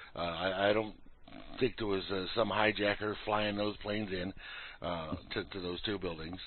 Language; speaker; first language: English; native; English